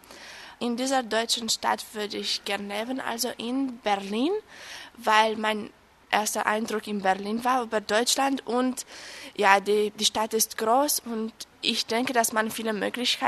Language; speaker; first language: German; non-native, fluent; Romanian